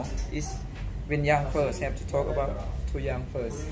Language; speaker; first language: English; non-native, learner; Thai